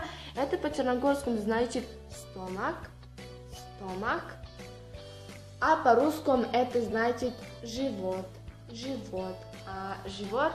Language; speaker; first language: Russian; non-native, learner; Serbian